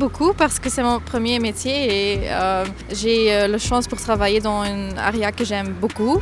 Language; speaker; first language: French; non-native, local second language; Dutch